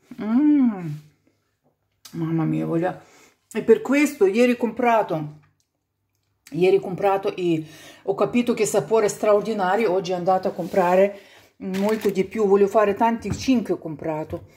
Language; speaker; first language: Italian; non-native, local second language; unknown